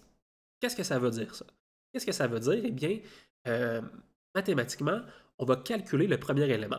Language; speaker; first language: French; native; French